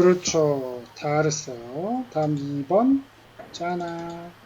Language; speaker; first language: Korean; native; Korean